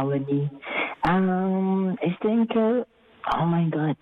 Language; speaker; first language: German; non-native, fluent; Swahili